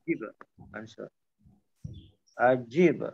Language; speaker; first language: Arabic; non-native, learner; Malay